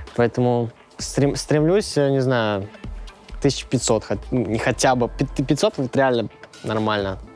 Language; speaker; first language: Russian; native; Russian